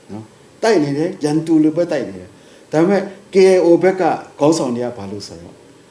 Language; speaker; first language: Burmese; non-native, local second language; Kachin